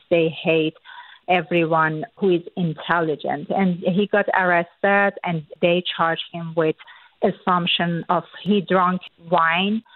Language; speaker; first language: English; non-native, fluent; Persian